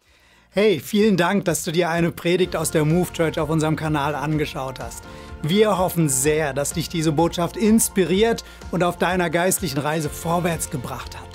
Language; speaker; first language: German; native; German